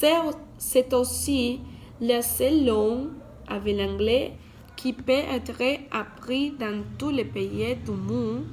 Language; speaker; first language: French; non-native, learner; Spanish